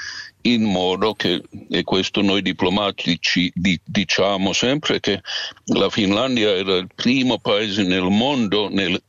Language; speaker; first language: Italian; non-native, fluent; Finnish